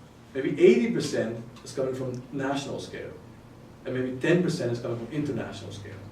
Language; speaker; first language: English; non-native, fluent; Dutch